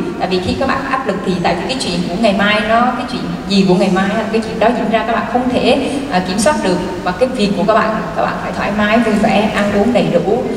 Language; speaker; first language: Vietnamese; non-native, local second language; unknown